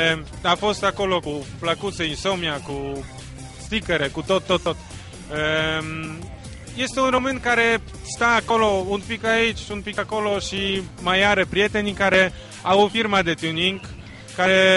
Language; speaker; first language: Romanian; non-native, fluent; Polish